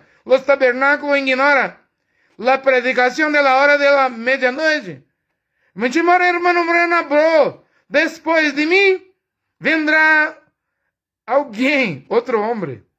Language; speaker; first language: Spanish; non-native, learner; Portuguese